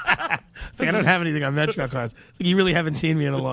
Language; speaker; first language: English; native; English